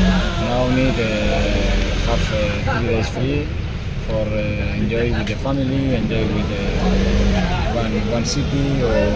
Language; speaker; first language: English; non-native, learner; Spanish